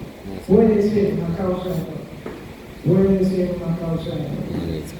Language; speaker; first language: Spanish; native; Spanish